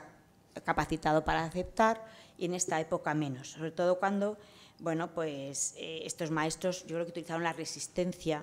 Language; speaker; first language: Spanish; native; Spanish